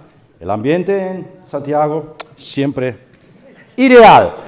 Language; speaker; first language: Spanish; native; Spanish